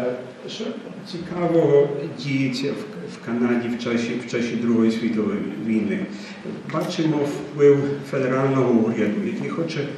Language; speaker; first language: Ukrainian; early bilingual, heritage; Ukrainian